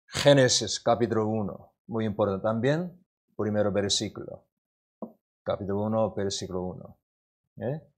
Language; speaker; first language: Spanish; non-native, learner; Korean